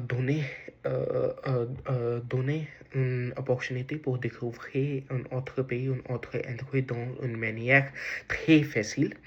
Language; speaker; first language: French; non-native, learner; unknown